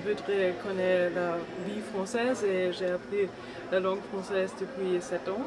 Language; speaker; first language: French; non-native, learner; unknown